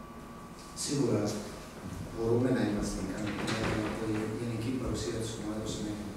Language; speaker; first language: Greek; non-native, fluent; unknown